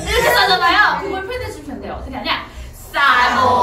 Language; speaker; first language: Korean; native; Korean